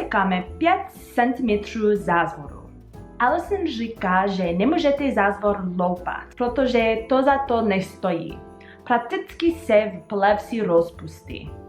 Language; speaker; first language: Czech; non-native, learner; English